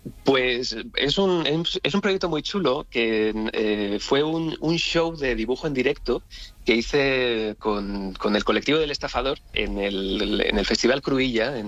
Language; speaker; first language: Spanish; native; Spanish